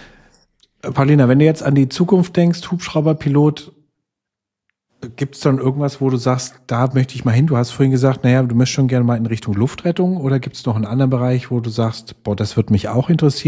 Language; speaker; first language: German; native; German